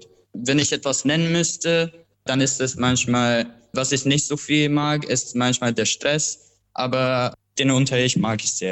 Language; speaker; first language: German; non-native, fluent; Albanian